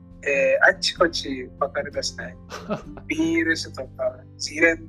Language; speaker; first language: Japanese; non-native, learner; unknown